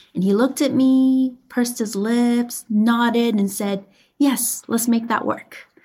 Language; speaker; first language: English; early bilingual, other home language; Persian